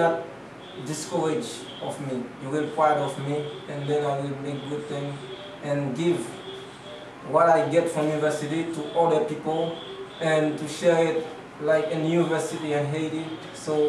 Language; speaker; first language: English; non-native, learner; Haitian Creole